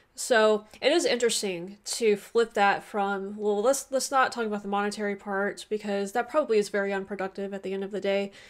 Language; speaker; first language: English; native; English